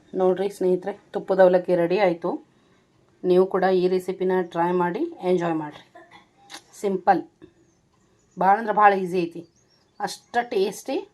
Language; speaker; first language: Kannada; native; Kannada